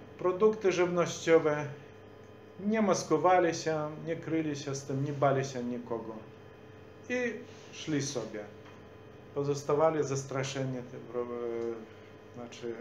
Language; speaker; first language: Polish; non-native, fluent; Belarusian